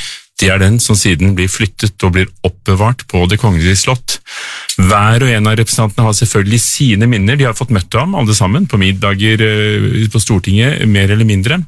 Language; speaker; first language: Norwegian; native; Norwegian